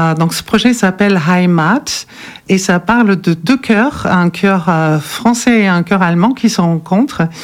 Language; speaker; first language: French; non-native, fluent; German